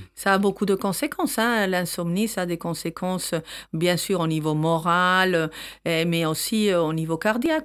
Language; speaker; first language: French; non-native, fluent; Spanish